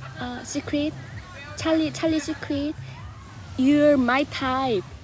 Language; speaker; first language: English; non-native, learner; Korean